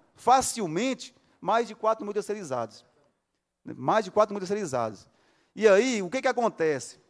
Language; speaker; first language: Portuguese; native; Portuguese